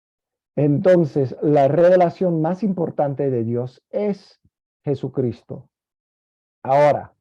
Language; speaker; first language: Spanish; non-native, fluent; English